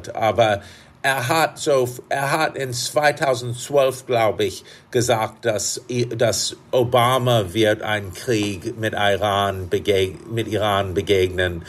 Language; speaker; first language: German; non-native, fluent; English